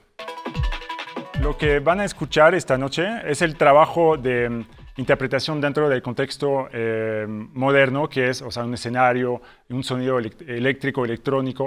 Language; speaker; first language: Spanish; non-native, fluent; French